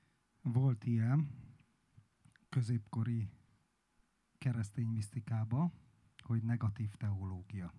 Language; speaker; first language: Hungarian; native; Hungarian